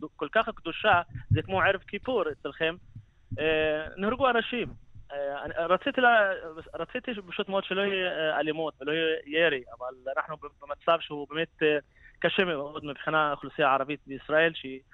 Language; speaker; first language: Hebrew; non-native, local second language; Arabic